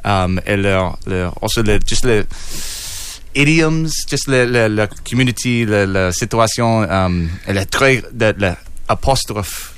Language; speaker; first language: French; non-native, learner; English